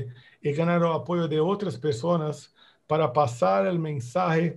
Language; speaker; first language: Spanish; non-native, fluent; Portuguese